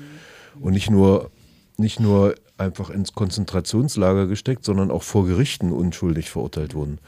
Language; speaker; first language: German; native; German